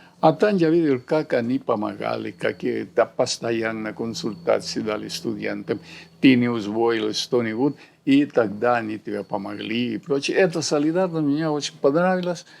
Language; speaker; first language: Russian; non-native, fluent; Spanish